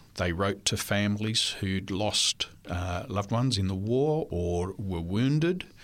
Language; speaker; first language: English; non-native, local second language; French